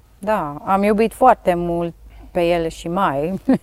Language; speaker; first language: Romanian; non-native, learner; Dutch